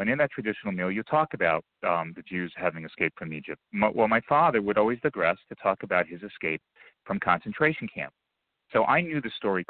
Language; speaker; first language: English; native; English